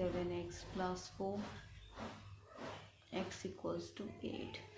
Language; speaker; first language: English; non-native, local second language; Hindi